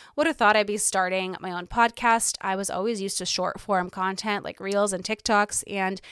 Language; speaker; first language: English; early bilingual, other home language; Ukrainian